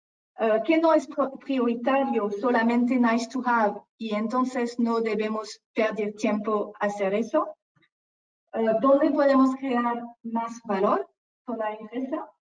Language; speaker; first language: Spanish; non-native, fluent; French